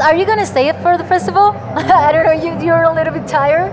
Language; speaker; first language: English; non-native, fluent; Spanish